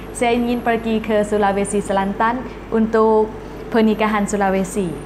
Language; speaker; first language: Indonesian; non-native, learner; Thai